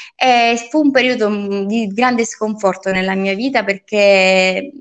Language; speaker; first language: Italian; early bilingual, other home language; Polish